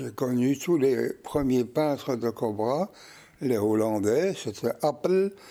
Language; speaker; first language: French; native; French